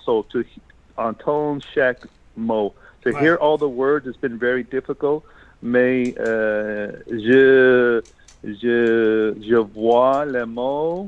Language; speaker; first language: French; non-native, learner; English